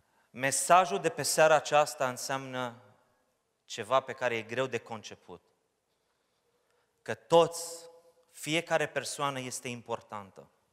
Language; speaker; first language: Romanian; early bilingual, heritage; Romanian